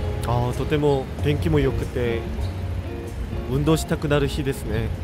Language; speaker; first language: Japanese; non-native, fluent; Korean